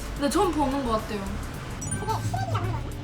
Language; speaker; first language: Korean; early bilingual, heritage; Japanese